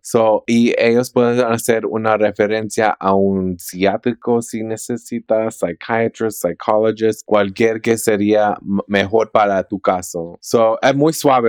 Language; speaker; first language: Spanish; early bilingual, heritage; Spanish